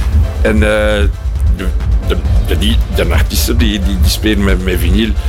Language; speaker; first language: Dutch; non-native, local second language; French